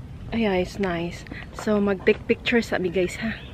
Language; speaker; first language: English; non-native, local second language; Cebuano